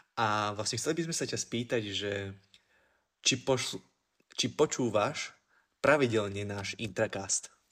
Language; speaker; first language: Slovak; native; Slovak